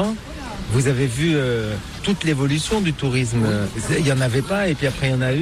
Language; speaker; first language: French; native; French